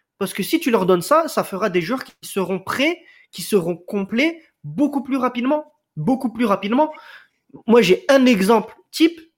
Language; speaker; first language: French; native; French